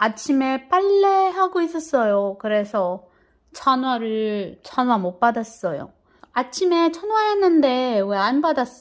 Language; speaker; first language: Korean; non-native, fluent; Filipino